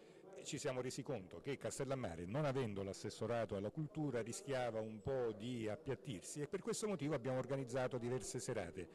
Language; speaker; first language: Italian; native; Italian